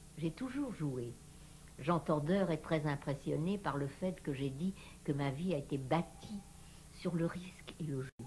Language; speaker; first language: French; native; French